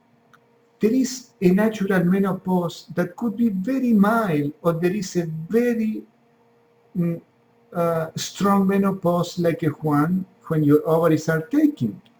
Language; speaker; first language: English; non-native, fluent; Spanish